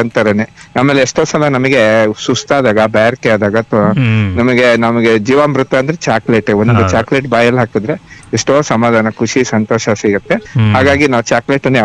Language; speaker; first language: Kannada; native; Kannada